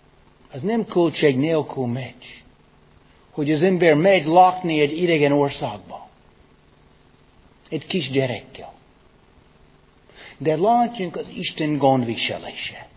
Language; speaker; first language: Hungarian; non-native, fluent; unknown